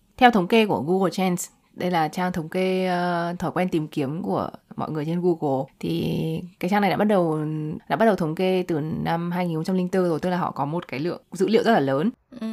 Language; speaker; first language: Vietnamese; native; Vietnamese